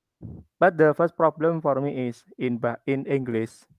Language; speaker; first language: English; non-native, learner; Indonesian